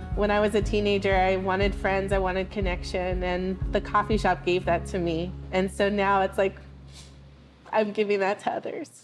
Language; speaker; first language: English; native; English